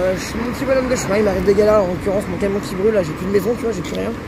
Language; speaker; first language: French; native; French